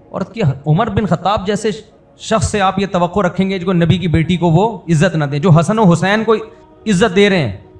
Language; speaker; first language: Urdu; native; Urdu